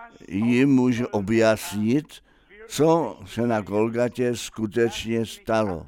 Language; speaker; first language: Czech; non-native, fluent; German